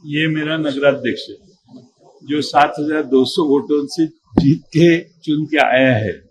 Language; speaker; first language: Hindi; non-native, local second language; Marathi